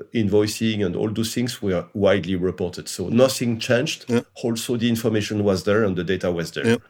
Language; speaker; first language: English; non-native, fluent; French